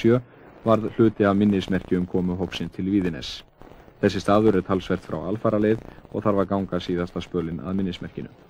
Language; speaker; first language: Icelandic; native; Icelandic